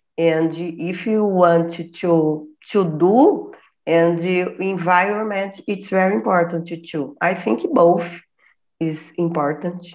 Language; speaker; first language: English; non-native, learner; Portuguese